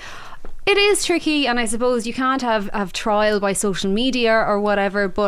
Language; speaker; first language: English; native; English